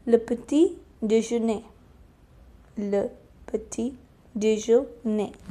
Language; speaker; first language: French; non-native, learner; Hindi